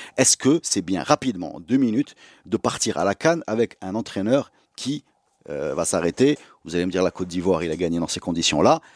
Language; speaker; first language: French; non-native, local second language; Arabic